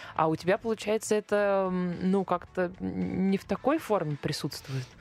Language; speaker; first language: Russian; native; Russian